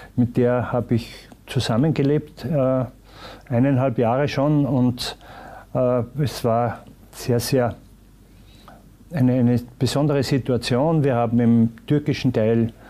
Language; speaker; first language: German; native; German